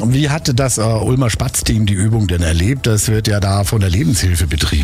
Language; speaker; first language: German; native; German